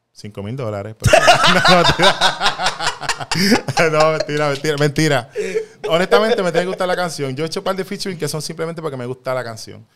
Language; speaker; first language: Spanish; native; Spanish